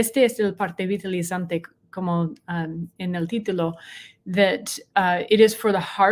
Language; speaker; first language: Spanish; non-native, learner; English